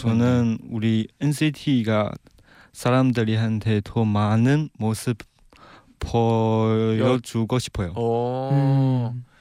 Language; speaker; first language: Korean; non-native, learner; Chinese